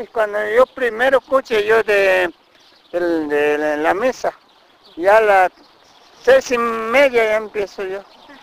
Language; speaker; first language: Spanish; non-native, local second language; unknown